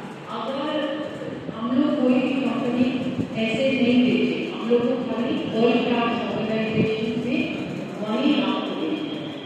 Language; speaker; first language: Hindi; non-native, local second language; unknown